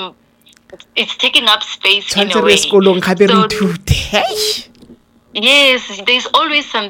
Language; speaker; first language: English; non-native, local second language; Tswana